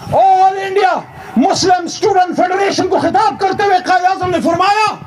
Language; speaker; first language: Urdu; native; Urdu